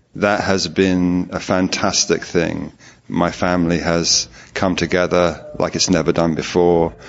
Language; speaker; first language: English; native; English